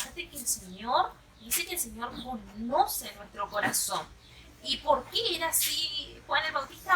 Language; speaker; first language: Spanish; native; Spanish